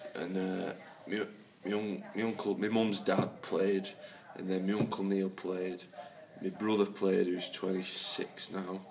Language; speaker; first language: English; native; English